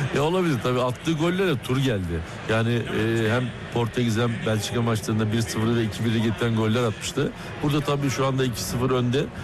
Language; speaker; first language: Turkish; native; Turkish